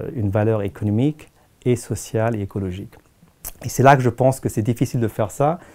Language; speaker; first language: French; non-native, fluent; Tamil